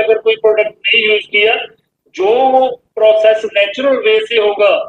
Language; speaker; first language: Hindi; non-native, local second language; Punjabi